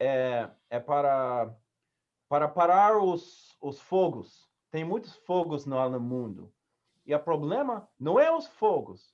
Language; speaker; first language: Portuguese; non-native, learner; English